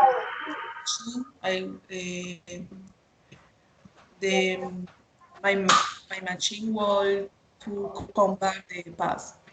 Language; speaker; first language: English; non-native, learner; Spanish